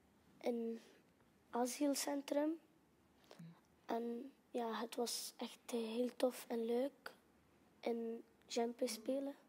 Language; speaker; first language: Dutch; non-native, learner; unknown